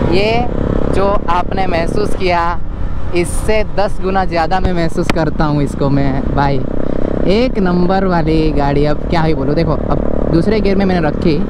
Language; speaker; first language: Hindi; native; Hindi